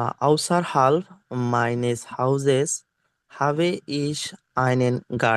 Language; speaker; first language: German; non-native, learner; Bangla